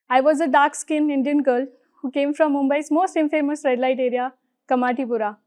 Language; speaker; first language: English; non-native, local second language; Hindi